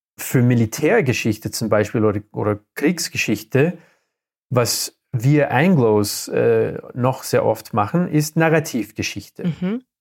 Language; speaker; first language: German; non-native, fluent; English